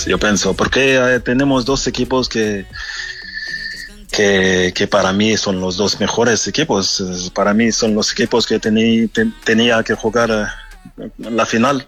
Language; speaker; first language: Spanish; non-native, fluent; French